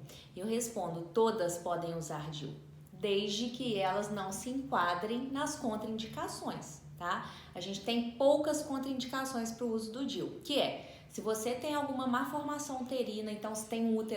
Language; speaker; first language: Portuguese; native; Portuguese